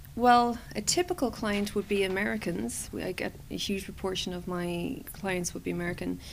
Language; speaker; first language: English; native; English